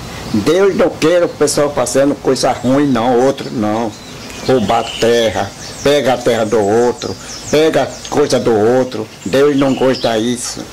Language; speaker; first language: Portuguese; non-native, local second language; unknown